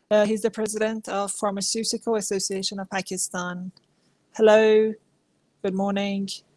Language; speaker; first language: English; non-native, fluent; Persian